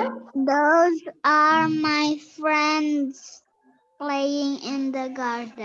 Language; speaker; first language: English; non-native, learner; Indonesian